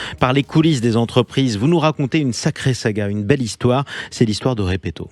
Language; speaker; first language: French; native; French